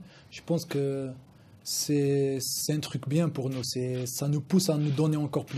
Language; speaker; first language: French; non-native, local second language; Arabic